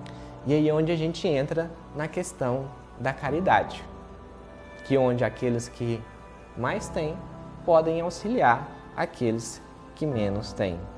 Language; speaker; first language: Portuguese; native; Portuguese